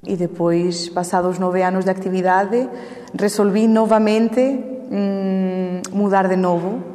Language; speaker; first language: Portuguese; non-native, fluent; Spanish